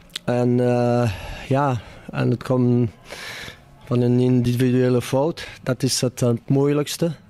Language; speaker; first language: Dutch; non-native, fluent; French